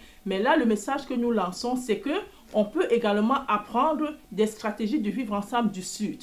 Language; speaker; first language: French; native; French